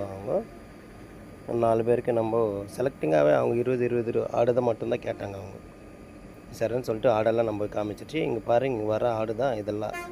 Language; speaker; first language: Tamil; native; Tamil